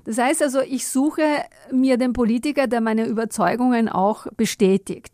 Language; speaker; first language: German; non-native, fluent; Italian